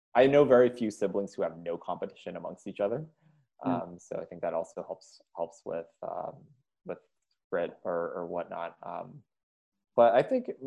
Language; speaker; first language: English; early bilingual, other home language; Indonesian